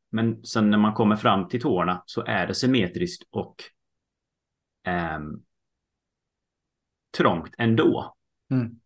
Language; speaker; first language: Swedish; early bilingual, heritage; Swedish